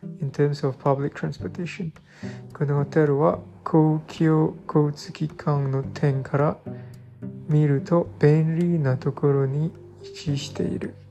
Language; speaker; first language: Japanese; non-native, learner; English